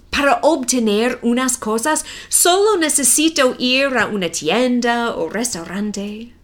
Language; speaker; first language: Spanish; non-native, fluent; English